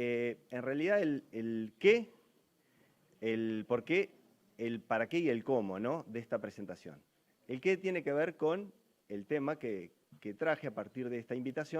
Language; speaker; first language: Spanish; native; Spanish